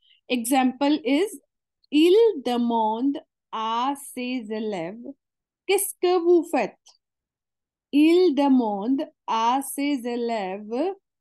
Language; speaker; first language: French; non-native, fluent; Hindi